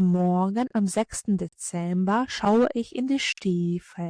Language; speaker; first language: German; non-native, fluent; Ukrainian